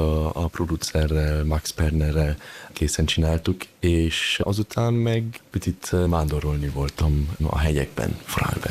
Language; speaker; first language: Hungarian; early bilingual, heritage; German